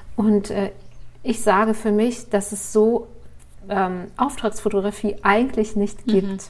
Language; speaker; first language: German; early bilingual, other home language; Russian